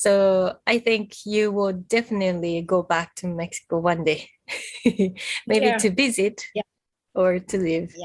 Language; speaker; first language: English; non-native, fluent; Japanese